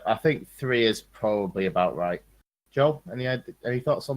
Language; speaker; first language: English; native; English